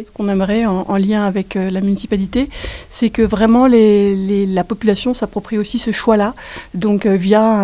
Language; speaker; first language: French; native; French